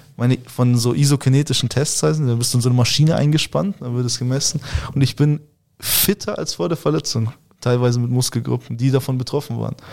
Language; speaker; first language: German; early bilingual, other home language; Russian